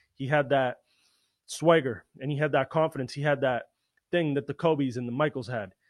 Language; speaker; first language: English; native; English